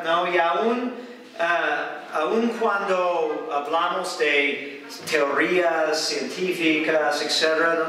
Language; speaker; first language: Spanish; non-native, fluent; English